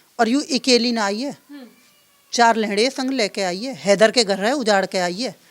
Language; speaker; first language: Hindi; native; Hindi